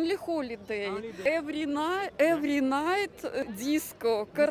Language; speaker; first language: English; non-native, learner; Russian